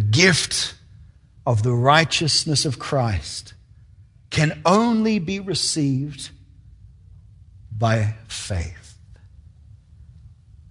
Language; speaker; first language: English; native; English